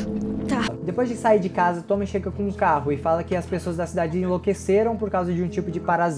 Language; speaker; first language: Portuguese; native; Portuguese